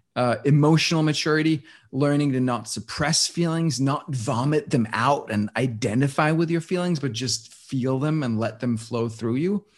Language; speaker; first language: English; non-native, fluent; Danish